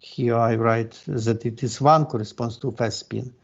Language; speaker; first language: English; non-native, fluent; Ukrainian